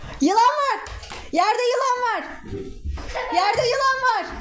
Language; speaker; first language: Turkish; native; Turkish